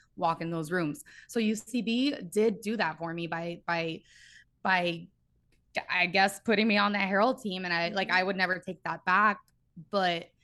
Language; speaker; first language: English; native; English